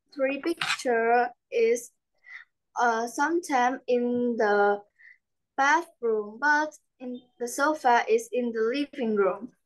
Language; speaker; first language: English; non-native, learner; Vietnamese